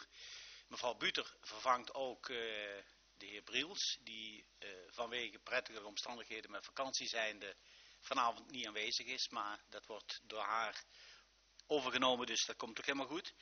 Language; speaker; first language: Dutch; native; Dutch